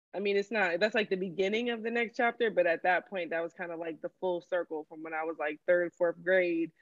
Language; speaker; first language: English; native; English